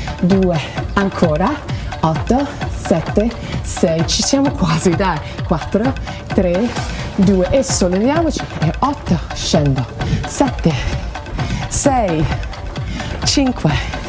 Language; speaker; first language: Italian; non-native, fluent; English